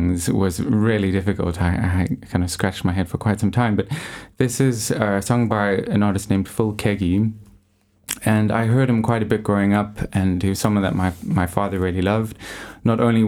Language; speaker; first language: English; native; English